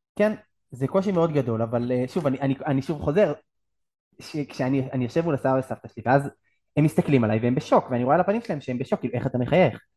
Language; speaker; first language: Hebrew; native; Hebrew